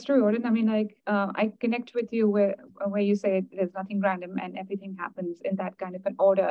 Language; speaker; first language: English; non-native, local second language; Urdu